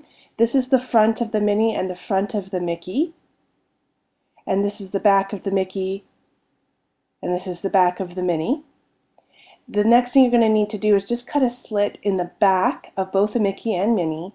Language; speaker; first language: English; native; English